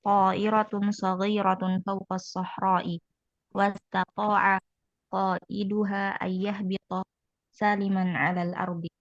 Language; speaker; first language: Arabic; non-native, learner; Indonesian